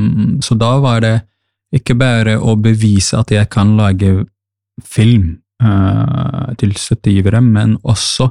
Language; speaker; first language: Norwegian; non-native, fluent; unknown